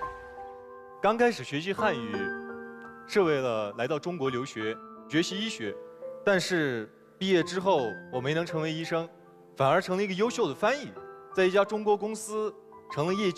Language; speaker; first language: Chinese; non-native, fluent; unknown